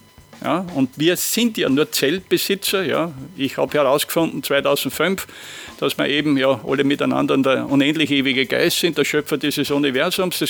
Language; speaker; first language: German; native; German